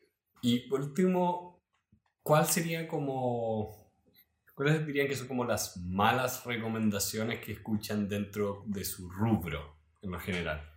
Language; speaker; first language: Spanish; native; Spanish